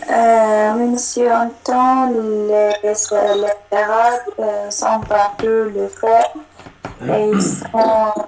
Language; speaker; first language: French; non-native, learner; Arabic